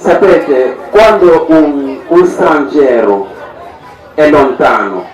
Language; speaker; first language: Italian; non-native, learner; Wolof